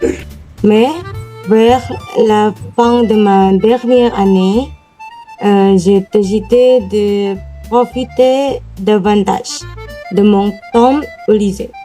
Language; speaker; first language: French; non-native, learner; Indonesian